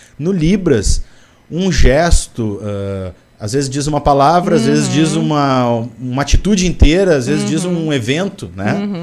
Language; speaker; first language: Portuguese; native; Portuguese